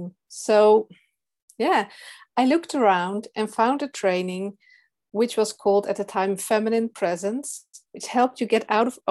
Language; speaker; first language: English; non-native, fluent; Dutch